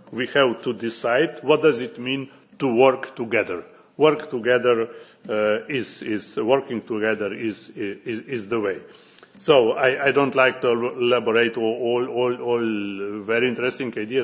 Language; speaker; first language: English; non-native, fluent; Slovenian